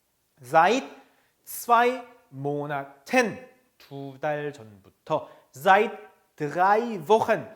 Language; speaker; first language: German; non-native, fluent; Korean